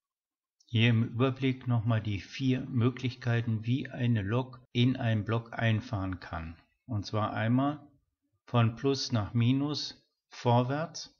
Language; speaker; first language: German; native; German